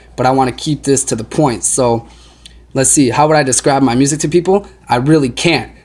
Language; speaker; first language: English; native; English